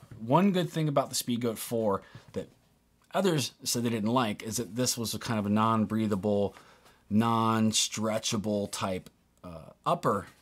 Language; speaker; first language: English; native; English